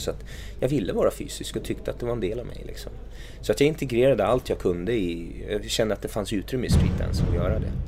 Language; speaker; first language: Swedish; early bilingual, other home language; English